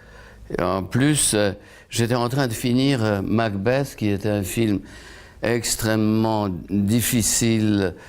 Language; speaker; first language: French; non-native, fluent; Polish